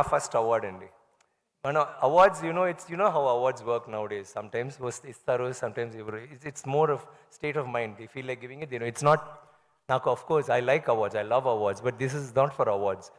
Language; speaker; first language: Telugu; non-native, learner; Tamil